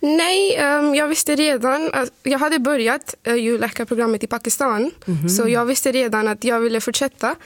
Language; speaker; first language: Swedish; non-native, fluent; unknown